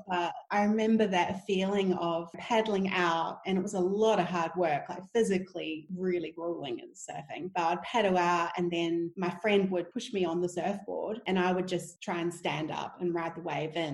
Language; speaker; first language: English; native; English